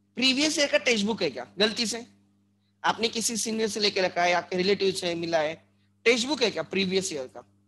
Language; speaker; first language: Hindi; non-native, local second language; Marathi